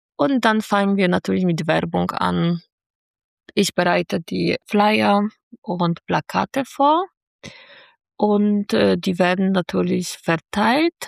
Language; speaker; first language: German; non-native, fluent; Polish